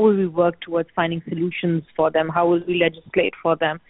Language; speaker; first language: English; non-native, local second language; Urdu